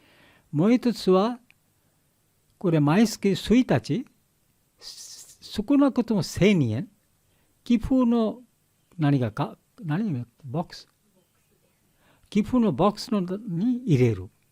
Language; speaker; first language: Japanese; non-native, learner; Bangla